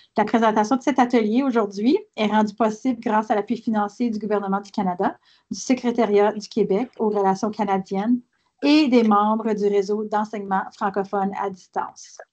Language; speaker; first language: French; native; French